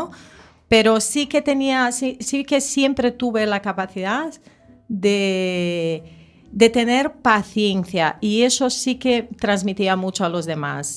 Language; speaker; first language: Spanish; native; Spanish